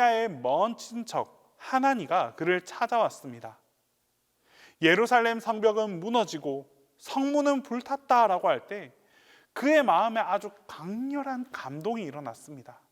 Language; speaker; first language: Korean; native; Korean